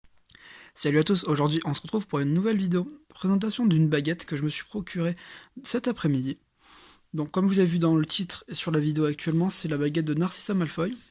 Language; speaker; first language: French; native; French